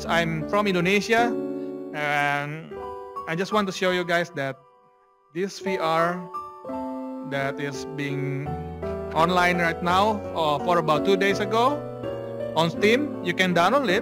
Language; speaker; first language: English; non-native, fluent; Indonesian